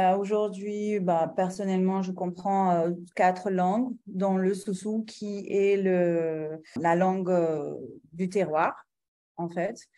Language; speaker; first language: French; non-native, local second language; Arabic